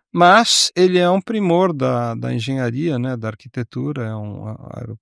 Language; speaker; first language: Portuguese; native; Portuguese